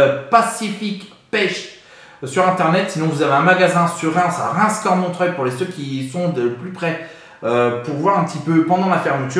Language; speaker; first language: French; native; French